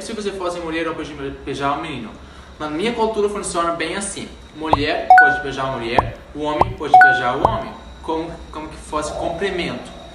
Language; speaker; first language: Portuguese; non-native, fluent; Arabic